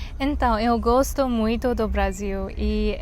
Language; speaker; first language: Portuguese; non-native, learner; Chinese